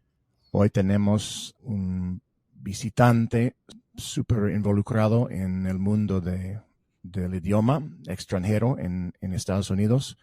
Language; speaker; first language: Spanish; non-native, fluent; English